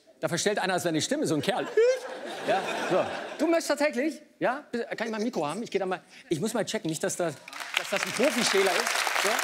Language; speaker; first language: German; native; German